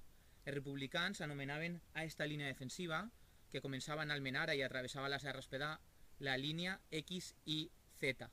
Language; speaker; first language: Catalan; native; Catalan